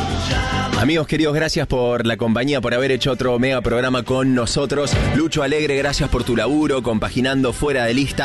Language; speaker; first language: Spanish; native; Spanish